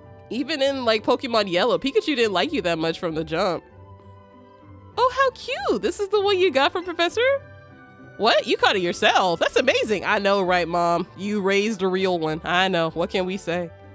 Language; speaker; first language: English; native; English